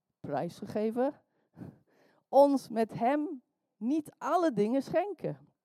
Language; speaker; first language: Dutch; non-native, fluent; English